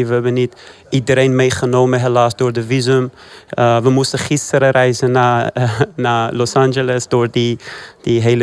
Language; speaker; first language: Dutch; non-native, fluent; Persian